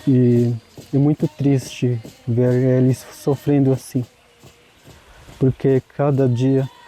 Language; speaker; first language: Portuguese; non-native, local second language; Guarani